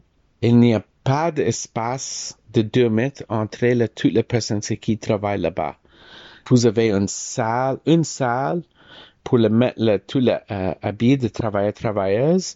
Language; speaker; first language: French; non-native, learner; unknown